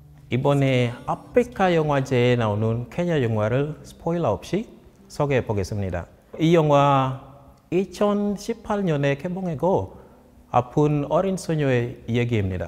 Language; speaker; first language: Korean; non-native, fluent; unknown